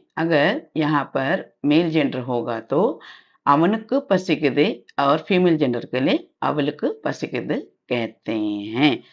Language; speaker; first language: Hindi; non-native, local second language; Tamil